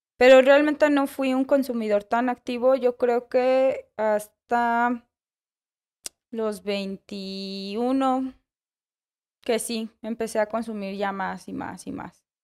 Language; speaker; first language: Spanish; native; Spanish